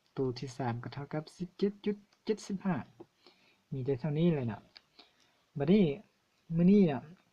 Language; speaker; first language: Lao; non-native, local second language; Hmong